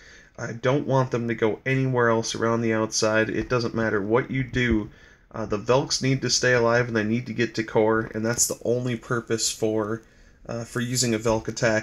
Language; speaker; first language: English; native; English